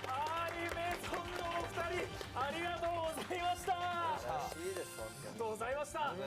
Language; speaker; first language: Japanese; native; Japanese